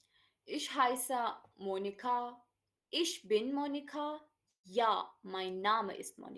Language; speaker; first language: German; non-native, fluent; Urdu